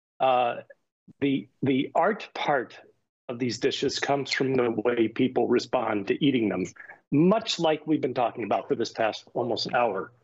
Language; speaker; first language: English; native; English